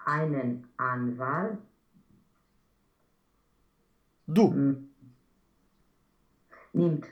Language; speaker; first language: German; non-native, learner; Romanian